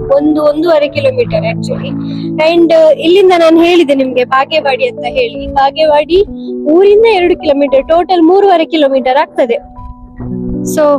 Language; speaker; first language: Kannada; native; Kannada